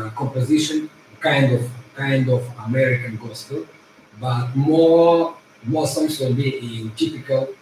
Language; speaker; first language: English; non-native, fluent; Russian